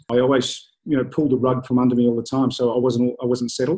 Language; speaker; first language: English; native; English